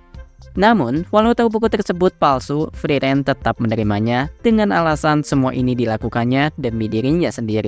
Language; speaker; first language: Indonesian; native; Indonesian